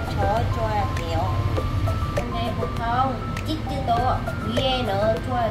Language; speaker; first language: Korean; non-native, learner; Vietnamese